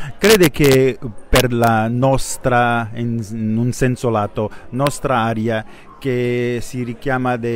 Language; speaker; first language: Italian; non-native, fluent; Portuguese